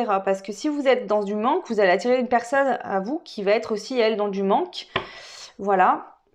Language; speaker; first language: French; native; French